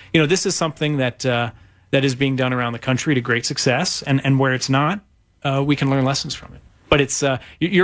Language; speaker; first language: English; native; English